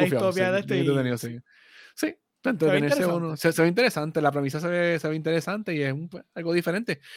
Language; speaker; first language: Spanish; native; Spanish